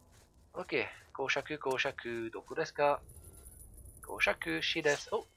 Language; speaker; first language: Japanese; non-native, learner; French